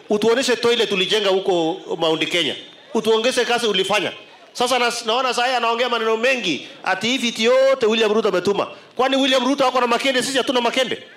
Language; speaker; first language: Swahili; non-native, local second language; Kalenjin